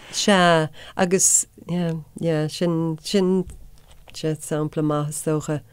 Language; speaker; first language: Irish; non-native, local second language; English